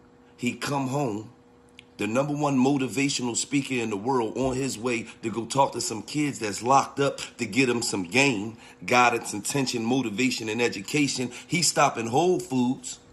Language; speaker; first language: English; native; English